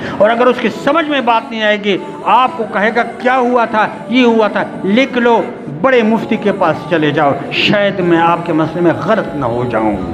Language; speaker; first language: Urdu; non-native, local second language; Pashto